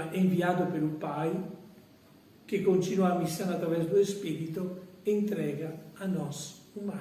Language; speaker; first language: Portuguese; non-native, fluent; Italian